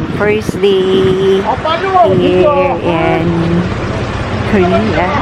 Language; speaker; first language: English; non-native, local second language; Filipino